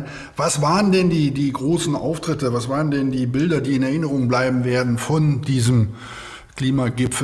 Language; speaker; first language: German; native; German